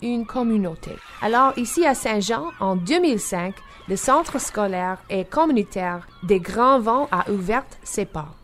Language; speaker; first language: French; non-native, local second language; English